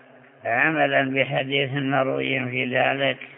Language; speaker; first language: Arabic; native; Arabic